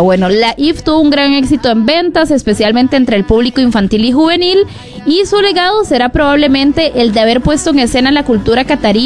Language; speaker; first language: Spanish; native; Spanish